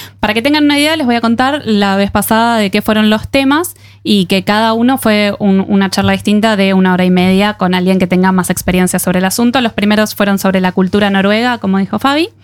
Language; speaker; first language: Spanish; native; Spanish